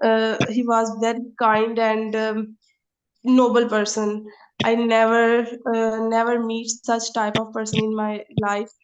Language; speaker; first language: English; non-native, learner; Urdu